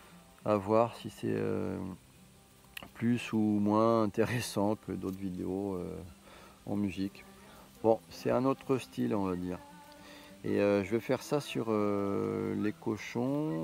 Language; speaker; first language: French; native; French